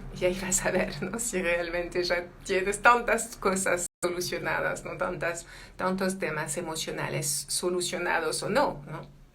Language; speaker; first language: Spanish; non-native, fluent; French